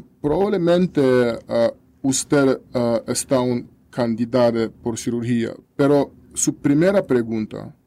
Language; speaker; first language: Spanish; non-native, learner; Russian